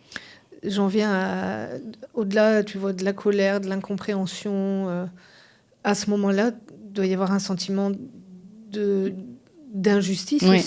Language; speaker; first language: French; native; French